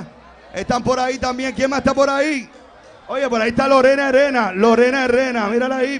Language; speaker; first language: Spanish; native; Spanish